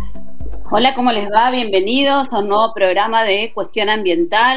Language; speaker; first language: Spanish; native; Spanish